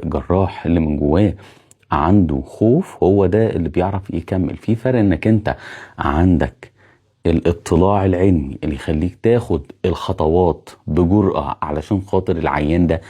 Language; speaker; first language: Arabic; native; Arabic